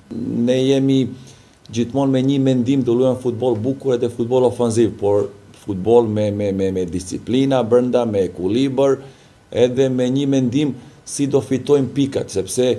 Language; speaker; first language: Albanian; non-native, learner; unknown